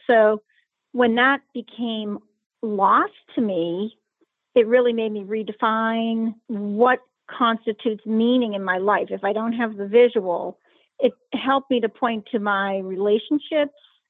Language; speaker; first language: English; native; English